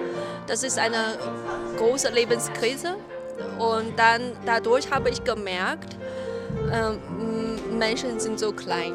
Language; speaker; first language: German; non-native, fluent; Chinese